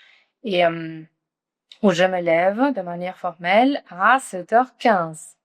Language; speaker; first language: French; non-native, fluent; Spanish